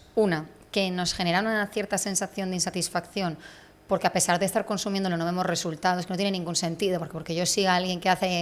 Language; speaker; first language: Spanish; native; Spanish